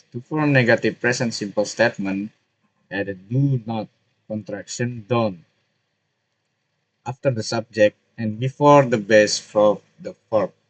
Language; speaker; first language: English; non-native, learner; Indonesian